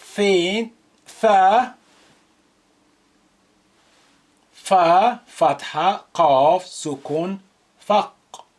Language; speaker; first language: Arabic; non-native, fluent; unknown